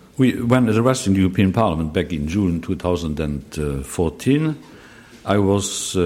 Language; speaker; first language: English; non-native, fluent; Luxembourgish